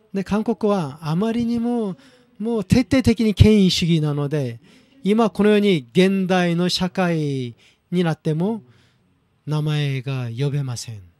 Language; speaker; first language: Japanese; non-native, fluent; Korean